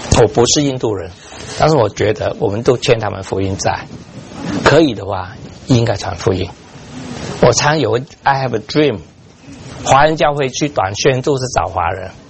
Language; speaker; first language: Chinese; native; Chinese